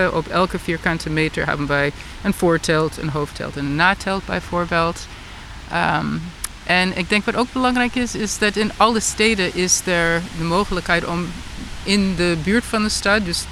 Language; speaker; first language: Dutch; non-native, fluent; English